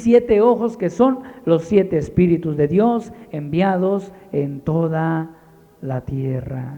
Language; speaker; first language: Spanish; native; Spanish